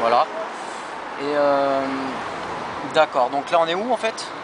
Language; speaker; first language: French; native; French